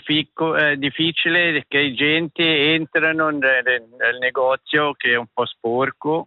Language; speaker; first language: Italian; non-native, local second language; German